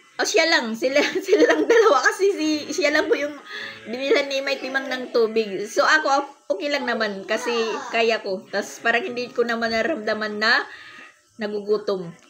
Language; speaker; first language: Filipino; non-native, local second language; Waray